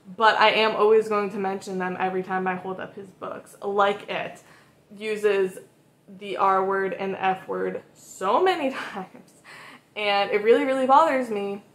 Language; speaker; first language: English; native; English